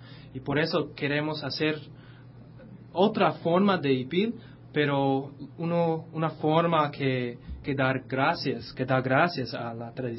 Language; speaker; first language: Spanish; non-native, fluent; English